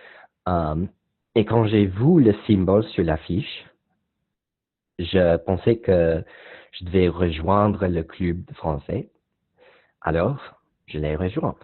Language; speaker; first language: French; non-native, learner; English